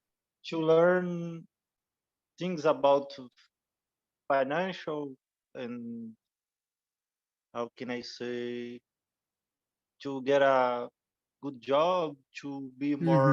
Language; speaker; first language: English; non-native, learner; Portuguese